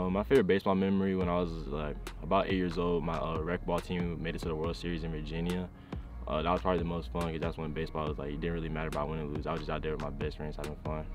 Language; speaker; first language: English; native; English